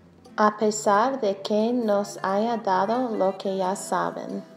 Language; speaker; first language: Spanish; non-native, fluent; English